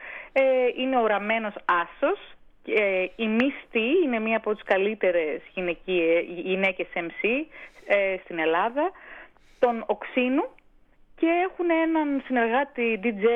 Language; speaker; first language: Greek; native; Greek